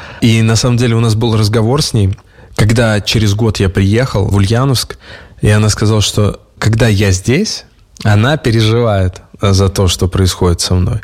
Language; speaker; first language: Russian; native; Russian